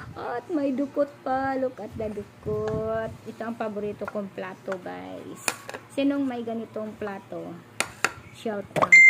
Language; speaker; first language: Filipino; non-native, local second language; Cebuano